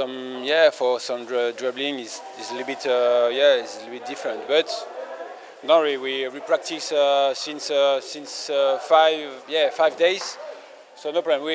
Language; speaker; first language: English; non-native, fluent; French